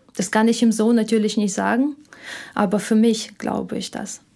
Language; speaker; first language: German; non-native, fluent; Ukrainian